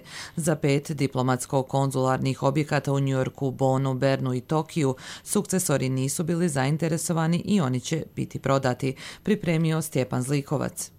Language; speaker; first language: Serbian; native; Serbian